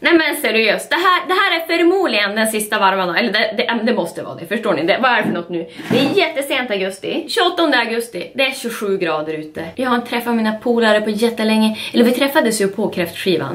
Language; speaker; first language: Swedish; native; Swedish